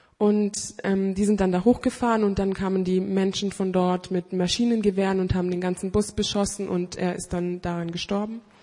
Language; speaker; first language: German; native; German